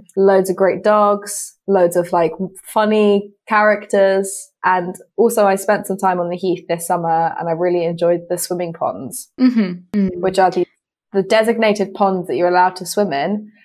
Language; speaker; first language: English; native; English